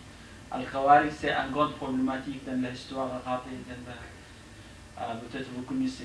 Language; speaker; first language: French; non-native, learner; Arabic